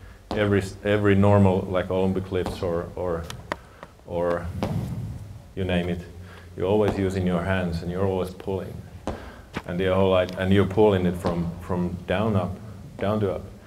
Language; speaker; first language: English; non-native, fluent; Finnish